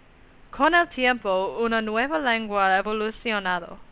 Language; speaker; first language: Spanish; non-native, learner; English